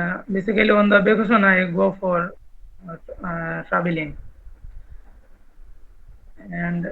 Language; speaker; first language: English; non-native, learner; Bangla